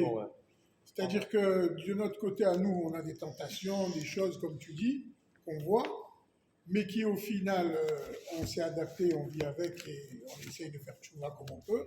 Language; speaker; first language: French; native; French